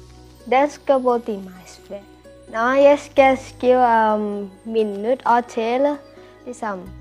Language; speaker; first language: Danish; non-native, learner; Thai